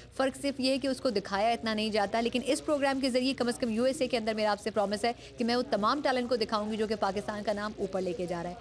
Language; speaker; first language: Urdu; native; Urdu